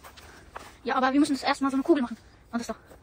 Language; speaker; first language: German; early bilingual, other home language; Urdu